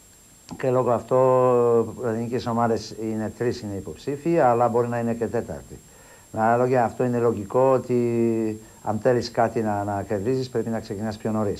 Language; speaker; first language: Greek; non-native, fluent; Polish